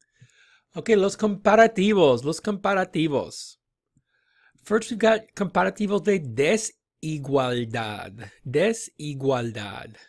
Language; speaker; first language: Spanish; non-native, fluent; English